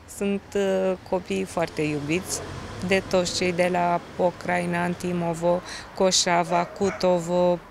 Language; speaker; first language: Romanian; native; Romanian